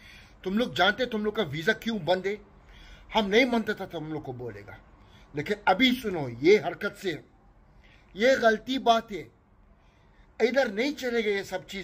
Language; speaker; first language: Hindi; non-native, learner; Arabic